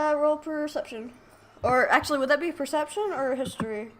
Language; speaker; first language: English; native; English